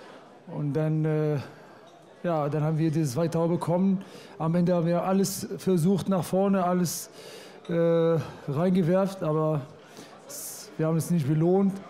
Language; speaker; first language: German; non-native, fluent; Arabic